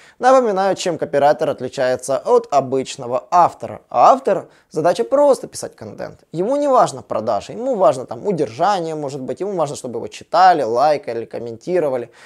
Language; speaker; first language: Russian; native; Russian